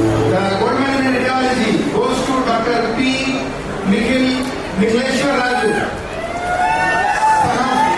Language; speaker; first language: English; non-native, local second language; Telugu